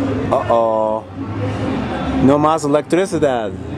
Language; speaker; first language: Spanish; non-native, learner; English